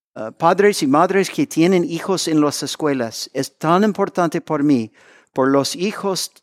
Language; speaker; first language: Spanish; non-native, learner; English